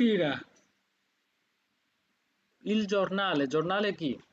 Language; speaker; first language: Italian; non-native, fluent; Bangla